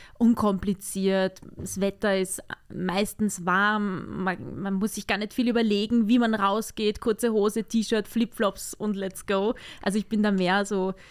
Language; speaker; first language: German; native; German